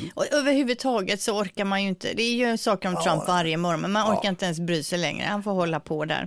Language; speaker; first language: Swedish; native; Swedish